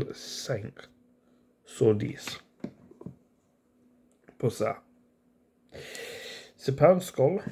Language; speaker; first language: French; non-native, learner; English